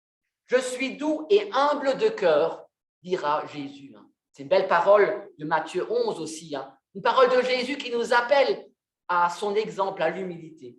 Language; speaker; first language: French; native; French